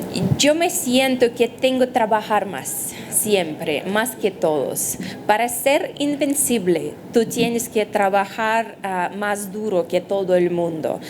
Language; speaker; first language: Spanish; non-native, fluent; Russian